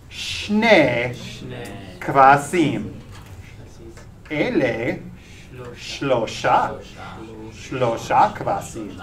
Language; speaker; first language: Hebrew; non-native, learner; English